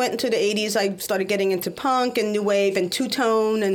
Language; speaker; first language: English; native; English